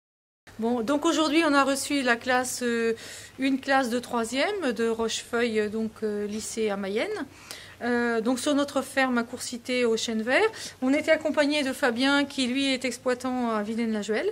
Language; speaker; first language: French; native; French